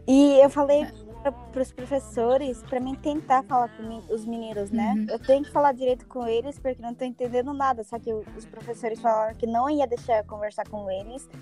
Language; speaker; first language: Portuguese; early bilingual, heritage; Japanese